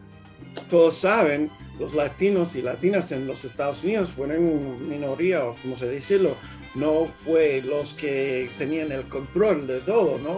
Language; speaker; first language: Spanish; early bilingual, heritage; English